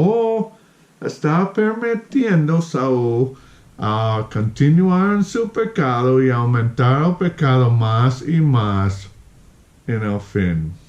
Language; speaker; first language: Spanish; non-native, fluent; English